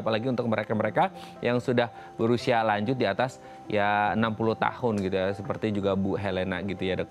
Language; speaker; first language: Indonesian; native; Indonesian